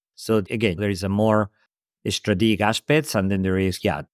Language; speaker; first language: English; non-native, fluent; Spanish